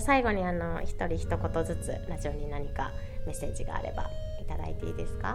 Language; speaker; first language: Japanese; native; Japanese